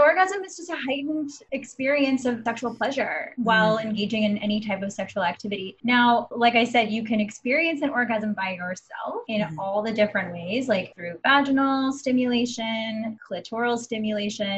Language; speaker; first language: English; native; English